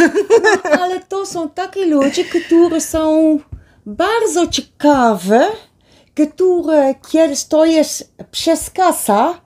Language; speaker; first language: Polish; non-native, learner; Dutch